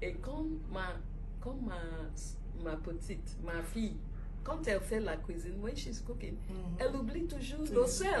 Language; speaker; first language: French; non-native, fluent; Igbo